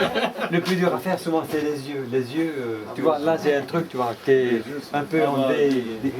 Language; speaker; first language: French; native; French